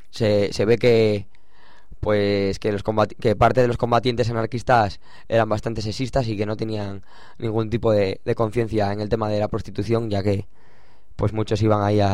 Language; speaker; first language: Spanish; native; Spanish